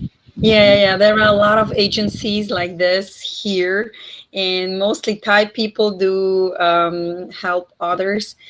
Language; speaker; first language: English; non-native, fluent; Russian